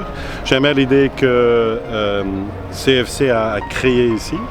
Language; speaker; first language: French; non-native, fluent; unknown